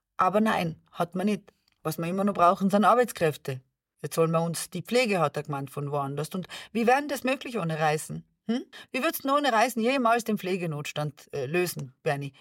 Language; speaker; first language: German; early bilingual, other home language; Serbian